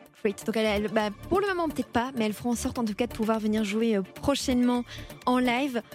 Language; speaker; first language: French; native; French